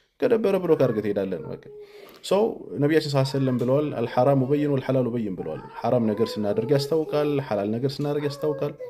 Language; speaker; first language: Amharic; native; Amharic